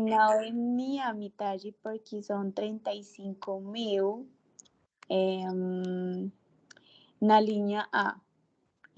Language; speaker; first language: Portuguese; non-native, fluent; Spanish